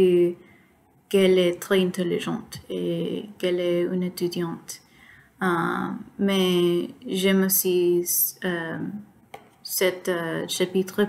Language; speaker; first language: French; non-native, learner; Spanish